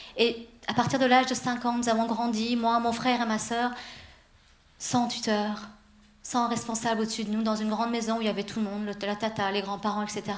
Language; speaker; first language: French; early bilingual, other home language; Persian